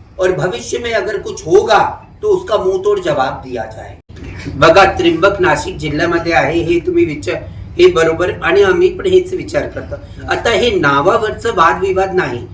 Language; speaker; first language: Hindi; native; Hindi